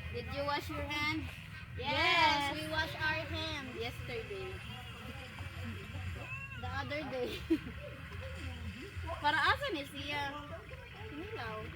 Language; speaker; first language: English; non-native, local second language; Cebuano